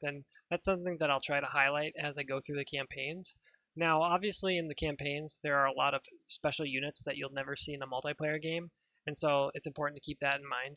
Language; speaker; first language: English; native; English